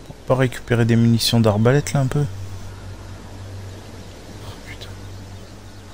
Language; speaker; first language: French; native; French